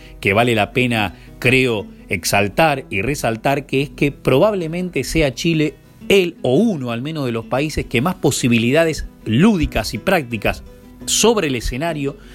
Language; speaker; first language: Spanish; native; Spanish